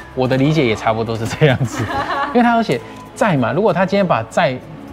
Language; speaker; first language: Chinese; native; Chinese